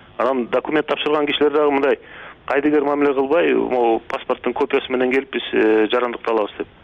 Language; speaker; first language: Kyrgyz; native; Kyrgyz